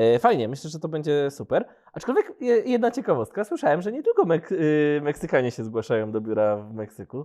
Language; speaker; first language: Polish; native; Polish